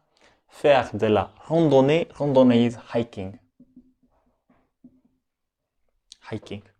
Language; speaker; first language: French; non-native, fluent; Hindi